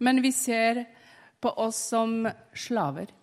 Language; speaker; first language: Norwegian; non-native, fluent; Polish